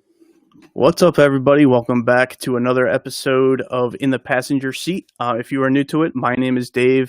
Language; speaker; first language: English; native; English